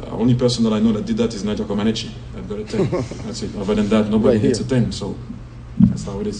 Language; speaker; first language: English; non-native, fluent; French